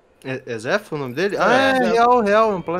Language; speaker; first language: Portuguese; native; Portuguese